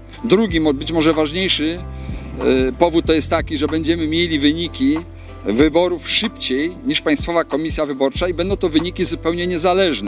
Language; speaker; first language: Polish; native; Polish